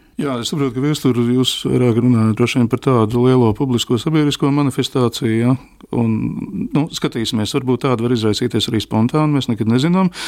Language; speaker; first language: Latvian; native; Latvian